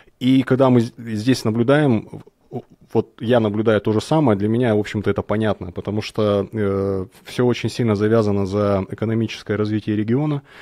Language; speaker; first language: Russian; native; Russian